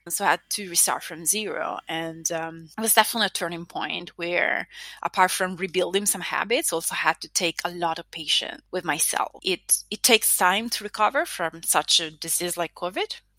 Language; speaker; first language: English; non-native, fluent; Italian